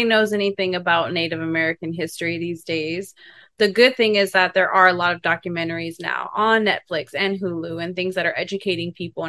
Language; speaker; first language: English; native; English